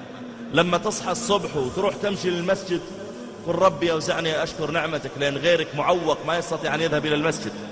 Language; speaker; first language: Arabic; native; Arabic